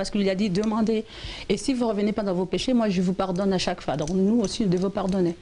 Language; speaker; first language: French; non-native, local second language; Lingala